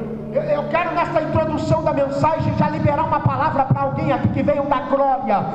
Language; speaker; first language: Portuguese; native; Portuguese